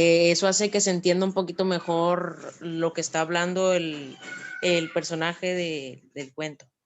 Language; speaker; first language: Spanish; native; Spanish